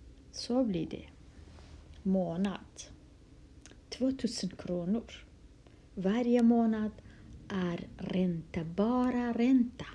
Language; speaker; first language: Swedish; non-native, fluent; Kurdish